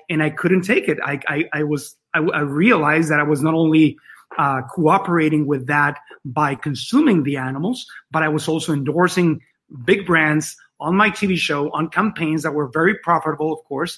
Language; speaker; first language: English; non-native, fluent; Spanish